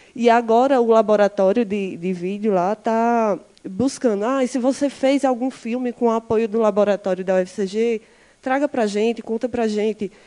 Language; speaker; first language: Portuguese; native; Portuguese